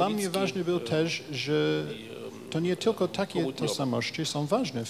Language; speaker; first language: Polish; non-native, fluent; Japanese